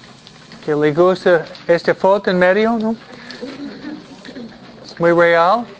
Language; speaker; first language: Spanish; non-native, fluent; English